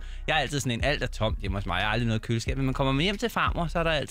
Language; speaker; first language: Danish; native; Danish